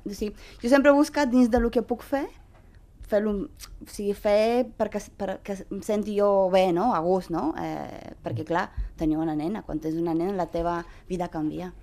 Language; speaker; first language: Catalan; non-native, fluent; Romanian